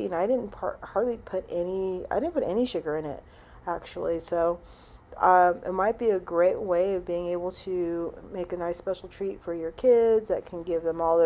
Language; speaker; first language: English; native; English